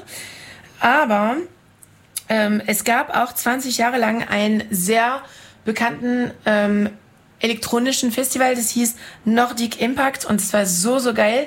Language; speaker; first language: German; non-native, fluent; French